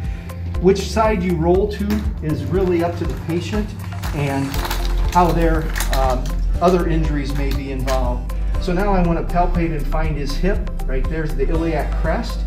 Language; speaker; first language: English; native; English